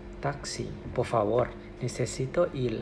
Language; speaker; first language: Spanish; non-native, learner; Thai